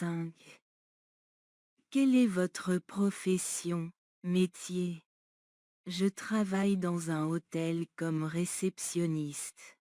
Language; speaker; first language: French; non-native, learner; Bangla